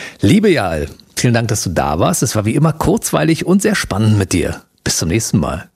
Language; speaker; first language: German; native; German